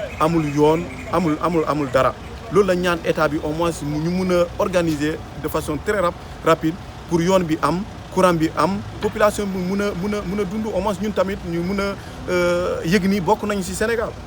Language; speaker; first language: Wolof; non-native, local second language; Jola-Fonyi